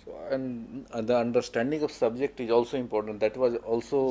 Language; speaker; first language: English; non-native, local second language; Hindi